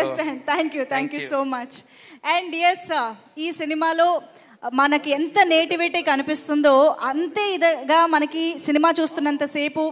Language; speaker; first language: Telugu; native; Telugu